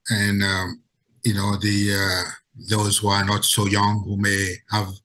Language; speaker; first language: English; non-native, fluent; Seselwa Creole French